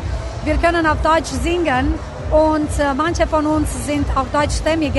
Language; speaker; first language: German; non-native, local second language; Romanian